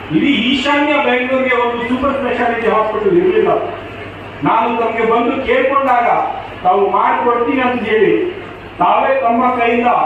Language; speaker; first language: Kannada; non-native, local second language; Urdu